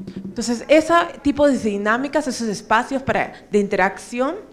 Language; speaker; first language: Spanish; native; Spanish